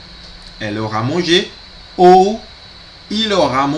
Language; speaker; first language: French; non-native, fluent; Portuguese